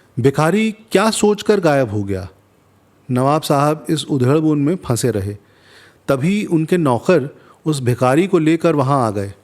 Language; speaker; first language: Urdu; non-native, local second language; Hindi